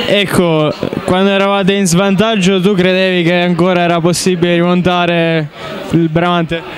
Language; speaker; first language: Italian; native; Italian